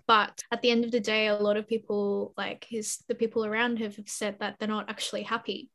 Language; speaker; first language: English; early bilingual, other home language; Korean